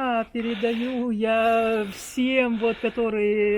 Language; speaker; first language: Russian; non-native, local second language; Romanian